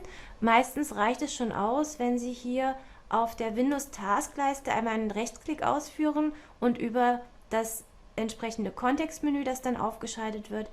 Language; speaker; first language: German; native; German